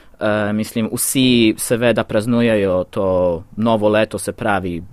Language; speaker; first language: Slovenian; non-native, fluent; Polish